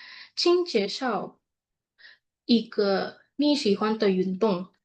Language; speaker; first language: Chinese; non-native, fluent; Indonesian